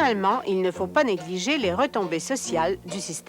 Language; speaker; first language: French; native; French